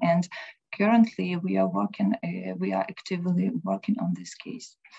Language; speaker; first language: English; non-native, learner; Ukrainian